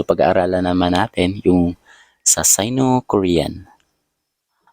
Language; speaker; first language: Filipino; native; Filipino